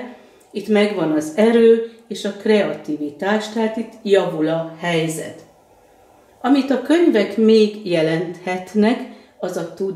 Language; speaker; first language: Hungarian; native; Hungarian